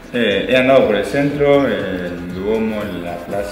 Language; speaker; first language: Italian; non-native, learner; Spanish